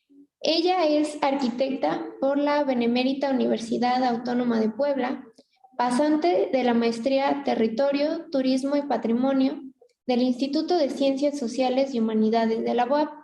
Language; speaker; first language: Spanish; native; Spanish